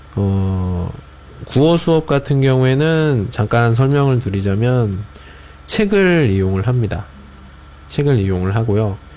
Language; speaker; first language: Korean; native; Korean